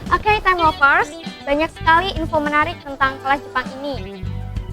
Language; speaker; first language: Indonesian; native; Indonesian